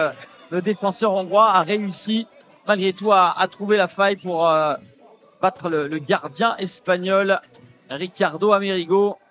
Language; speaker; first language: French; native; French